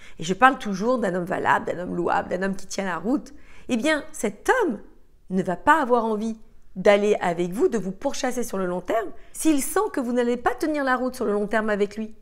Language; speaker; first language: French; native; French